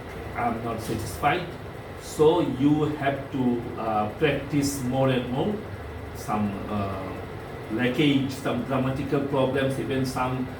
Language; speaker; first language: English; non-native, fluent; Bangla